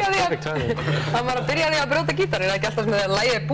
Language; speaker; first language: Icelandic; native; Icelandic